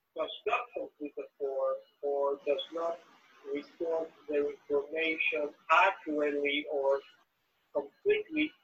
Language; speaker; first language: English; non-native, local second language; Spanish